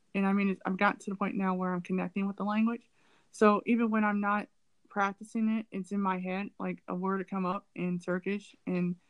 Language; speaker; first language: English; native; English